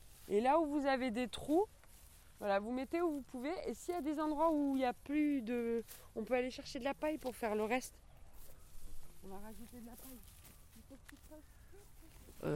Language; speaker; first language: French; native; French